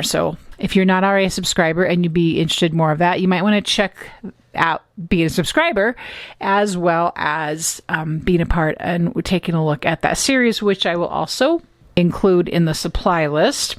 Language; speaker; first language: English; native; English